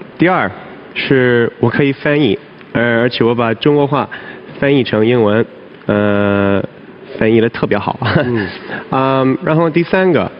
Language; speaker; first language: Chinese; non-native, fluent; English